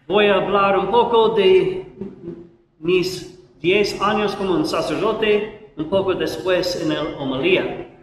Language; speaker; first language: Spanish; non-native, learner; English